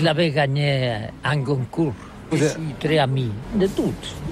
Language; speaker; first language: French; non-native, learner; Catalan